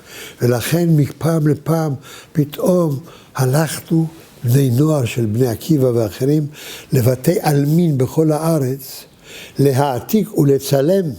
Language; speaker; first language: Hebrew; early bilingual, other home language; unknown